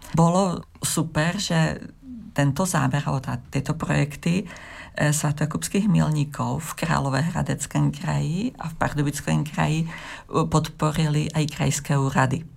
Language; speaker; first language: Slovak; native; Slovak